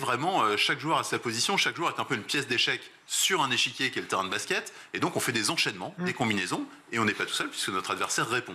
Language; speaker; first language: French; native; French